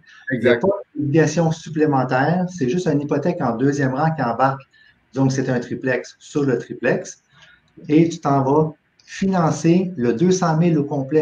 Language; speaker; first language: French; native; French